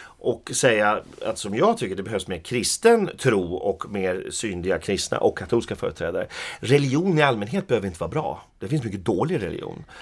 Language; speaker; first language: Swedish; native; Swedish